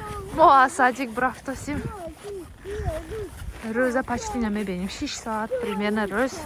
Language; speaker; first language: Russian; non-native, fluent; Tajik